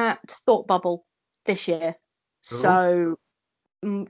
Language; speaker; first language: English; native; English